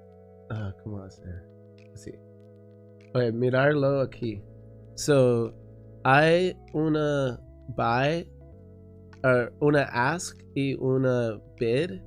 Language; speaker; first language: Spanish; non-native, learner; English